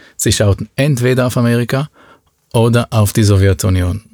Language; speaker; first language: German; non-native, fluent; Hebrew